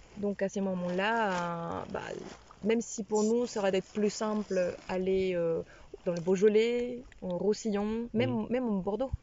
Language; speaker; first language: French; non-native, fluent; Spanish